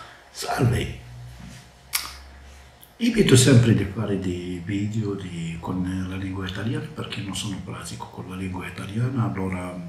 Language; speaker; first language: Italian; non-native, learner; Arabic